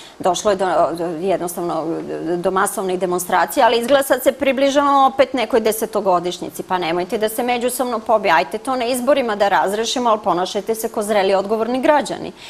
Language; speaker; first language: Croatian; native; Croatian